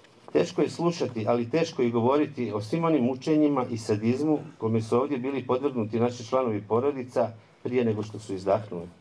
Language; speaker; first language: Croatian; native; Croatian